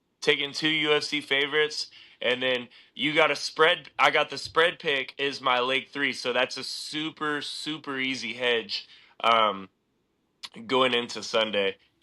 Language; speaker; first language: English; native; English